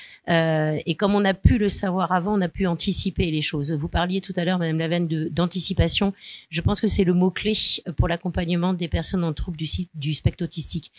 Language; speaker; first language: French; native; French